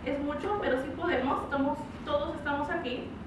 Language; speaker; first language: Spanish; early bilingual, other home language; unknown